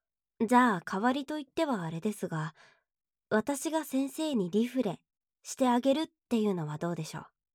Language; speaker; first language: Japanese; native; Japanese